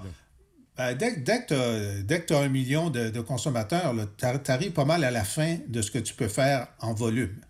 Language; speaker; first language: French; native; French